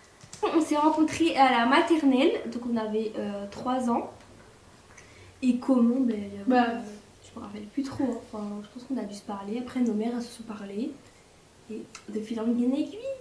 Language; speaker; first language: French; native; French